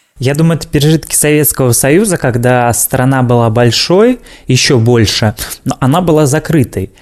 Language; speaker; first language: Russian; native; Russian